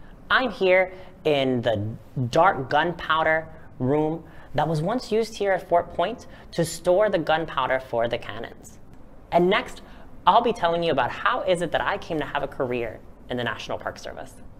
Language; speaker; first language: English; early bilingual, other home language; Spanish